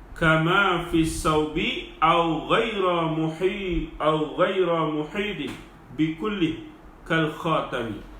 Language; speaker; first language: Arabic; non-native, fluent; Malay